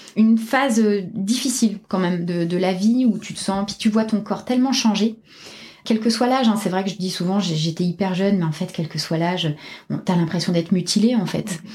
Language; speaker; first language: French; native; French